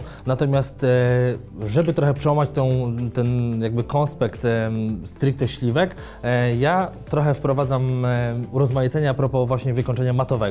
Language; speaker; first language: Polish; native; Polish